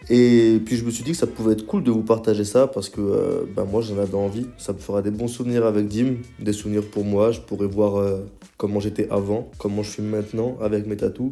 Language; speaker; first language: French; native; French